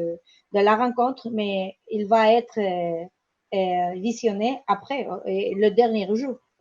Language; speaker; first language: French; non-native, learner; Spanish